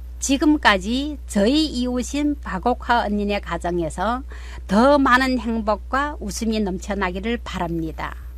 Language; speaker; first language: Korean; native; Korean